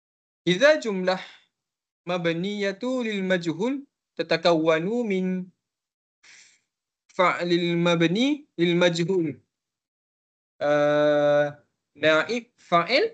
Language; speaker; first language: Arabic; non-native, learner; Malay